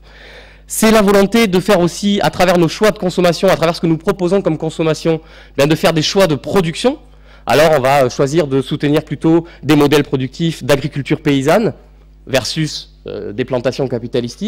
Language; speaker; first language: French; native; French